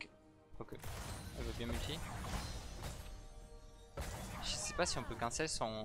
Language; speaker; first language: French; native; French